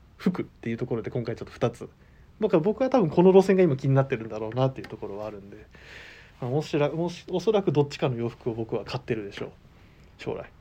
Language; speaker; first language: Japanese; native; Japanese